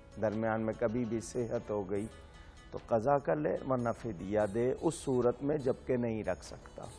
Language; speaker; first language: Urdu; native; Urdu